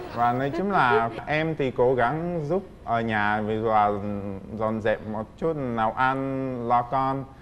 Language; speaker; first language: Vietnamese; non-native, fluent; Czech